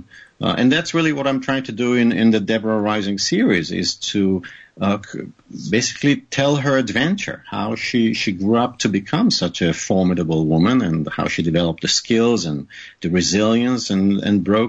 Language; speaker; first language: English; non-native, fluent; Hebrew